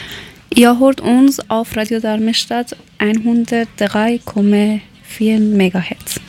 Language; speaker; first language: German; non-native, learner; Persian